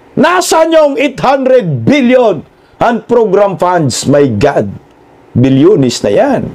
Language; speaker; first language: Filipino; non-native, local second language; Cebuano